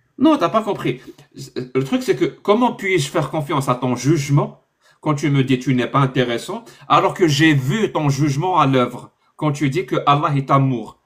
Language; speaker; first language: French; non-native, local second language; Arabic